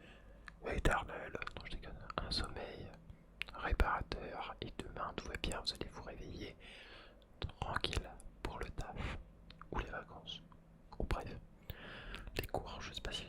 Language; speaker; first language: French; native; French